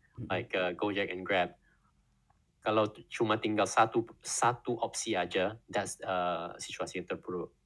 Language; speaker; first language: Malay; non-native, learner; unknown